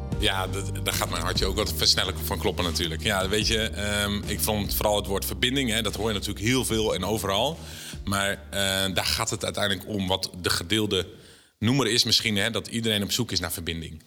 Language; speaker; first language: Dutch; native; Dutch